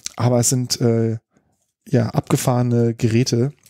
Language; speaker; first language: German; native; German